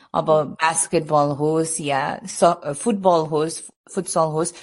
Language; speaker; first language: English; early bilingual, other home language; Nepali